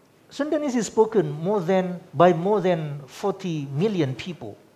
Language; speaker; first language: English; non-native, fluent; Sundanese